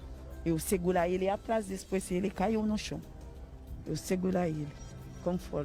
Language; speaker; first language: Portuguese; non-native, learner; Haitian Creole